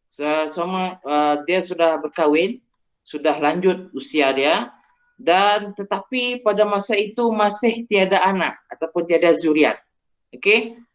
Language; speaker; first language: Malay; non-native, local second language; Iban